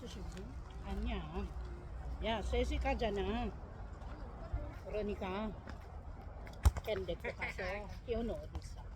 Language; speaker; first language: Korean; non-native, fluent; Filipino